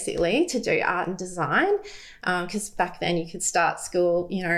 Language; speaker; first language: English; native; English